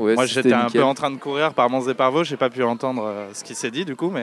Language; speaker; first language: French; native; French